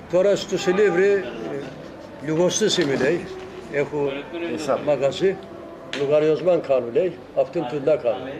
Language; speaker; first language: Greek; early bilingual, heritage; Greek